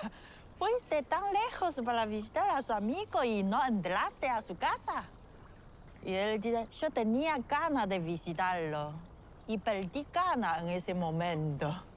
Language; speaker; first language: Spanish; non-native, fluent; Chinese